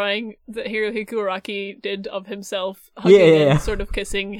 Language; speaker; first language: English; native; English